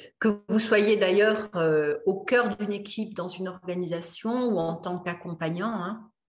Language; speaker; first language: French; native; French